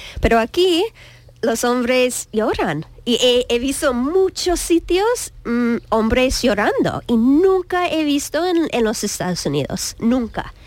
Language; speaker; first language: Spanish; non-native, learner; English